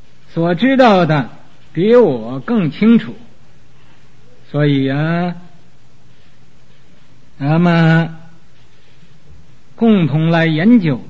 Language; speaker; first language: Chinese; native; Chinese